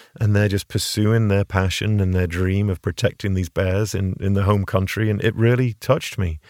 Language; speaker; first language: English; native; English